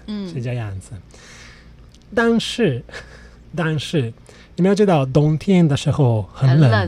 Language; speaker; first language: Chinese; non-native, fluent; Italian